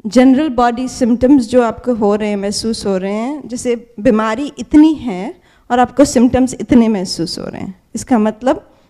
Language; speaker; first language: Hindi; native; Hindi